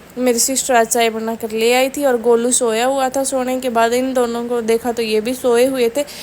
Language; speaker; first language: Hindi; native; Hindi